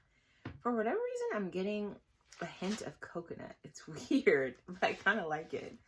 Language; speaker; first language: English; native; English